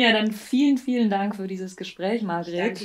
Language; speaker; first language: German; native; German